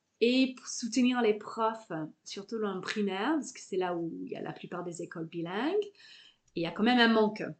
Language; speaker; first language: French; non-native, fluent; English